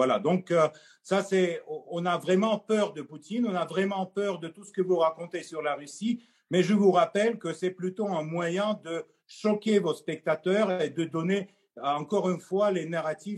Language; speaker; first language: French; non-native, fluent; Russian